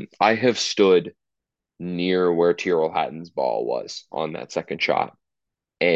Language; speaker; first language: English; native; English